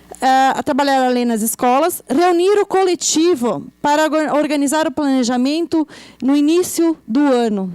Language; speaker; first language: Portuguese; native; Portuguese